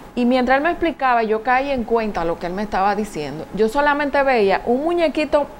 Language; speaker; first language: Spanish; native; Spanish